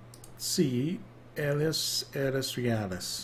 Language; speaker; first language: Spanish; non-native, learner; English